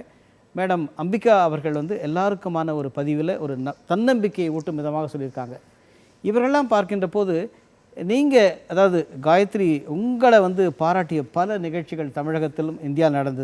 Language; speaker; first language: Tamil; native; Tamil